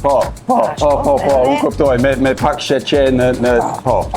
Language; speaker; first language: Albanian; non-native, learner; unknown